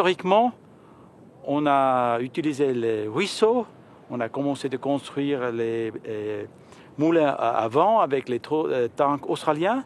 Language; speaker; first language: French; early bilingual, heritage; Spanish